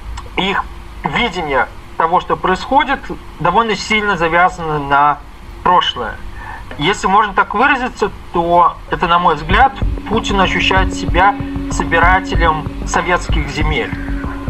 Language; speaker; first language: Russian; native; Russian